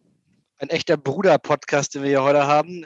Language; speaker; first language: German; native; German